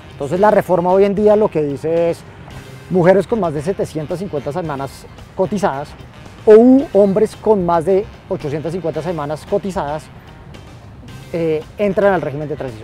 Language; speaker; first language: Spanish; native; Spanish